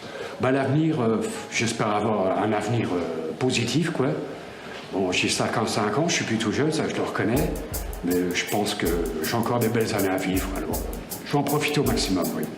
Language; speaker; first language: French; native; French